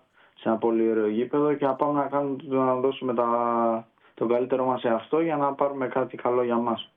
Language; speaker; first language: Greek; early bilingual, heritage; Greek